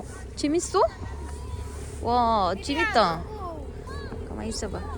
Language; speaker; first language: Korean; non-native, learner; Filipino